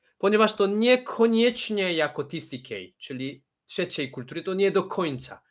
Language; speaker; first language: Polish; non-native, fluent; Korean